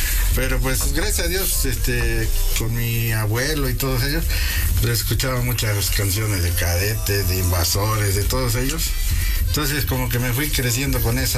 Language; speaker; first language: Spanish; native; Spanish